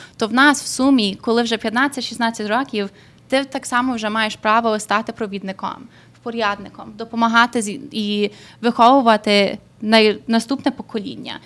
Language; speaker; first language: Ukrainian; early bilingual, heritage; Ukrainian